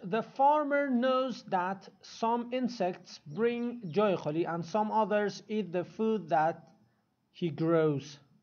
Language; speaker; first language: English; non-native, fluent; Persian